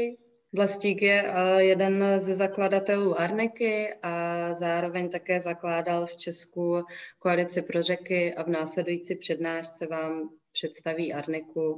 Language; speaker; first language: Czech; native; Czech